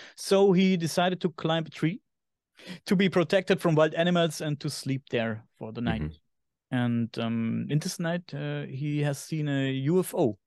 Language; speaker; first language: English; non-native, fluent; German